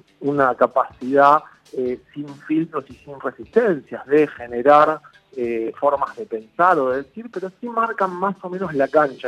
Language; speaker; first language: Spanish; native; Spanish